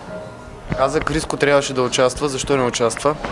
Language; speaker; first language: Bulgarian; native; Bulgarian